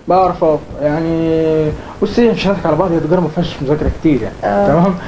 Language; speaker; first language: Arabic; native; Arabic